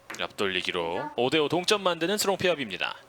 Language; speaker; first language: Korean; native; Korean